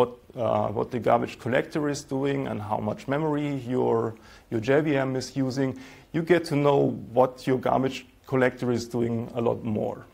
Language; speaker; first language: English; non-native, fluent; German